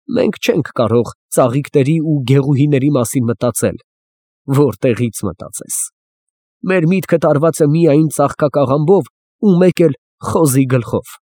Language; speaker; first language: Armenian; native; Armenian